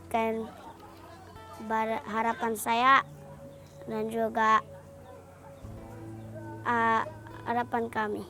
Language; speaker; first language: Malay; non-native, local second language; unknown